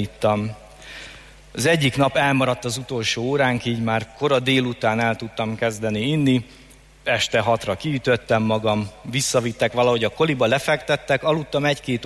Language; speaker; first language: Hungarian; native; Hungarian